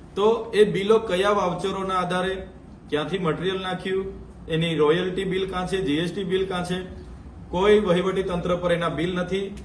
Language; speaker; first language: Gujarati; non-native, local second language; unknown